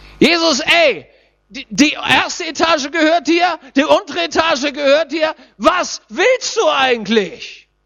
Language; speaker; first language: German; native; German